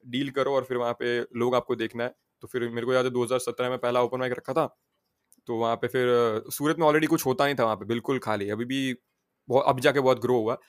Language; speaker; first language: Hindi; non-native, local second language; Gujarati